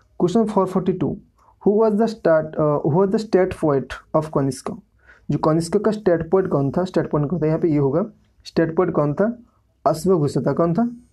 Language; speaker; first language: Hindi; native; Hindi